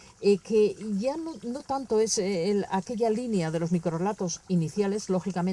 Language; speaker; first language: Spanish; native; Spanish